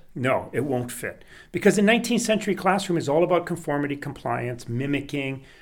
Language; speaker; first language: English; early bilingual, other home language; Swedish